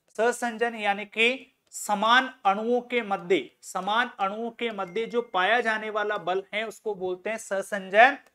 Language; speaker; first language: Hindi; native; Hindi